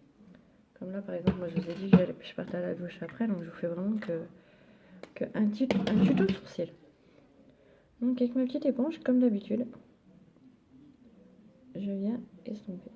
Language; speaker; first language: French; native; French